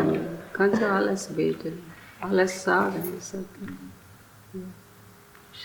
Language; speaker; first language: German; non-native, learner; Telugu